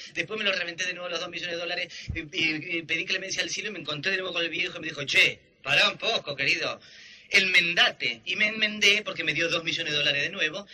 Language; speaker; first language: Spanish; native; Spanish